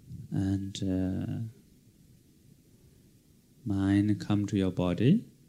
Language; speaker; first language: English; non-native, local second language; Tibetan